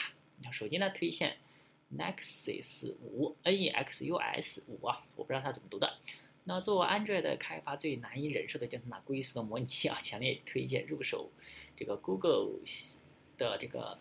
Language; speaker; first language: Chinese; native; Chinese